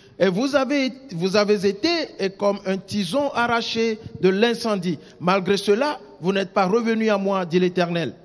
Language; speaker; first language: French; non-native, local second language; Ewe